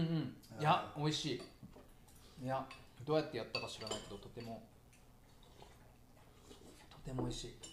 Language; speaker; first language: Japanese; native; Japanese